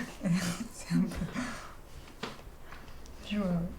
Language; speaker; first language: French; non-native, learner; Italian